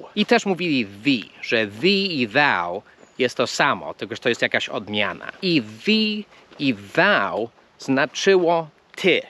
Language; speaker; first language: Polish; non-native, fluent; English